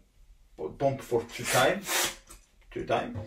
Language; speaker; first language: English; non-native, learner; Italian